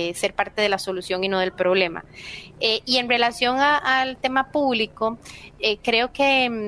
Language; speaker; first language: Spanish; native; Spanish